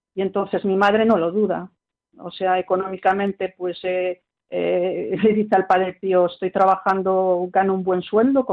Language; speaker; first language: Spanish; early bilingual, heritage; French